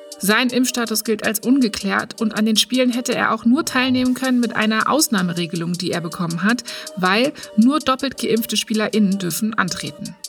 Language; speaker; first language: German; native; German